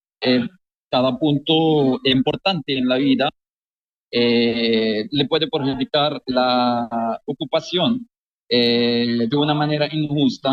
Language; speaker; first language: Spanish; non-native, fluent; Arabic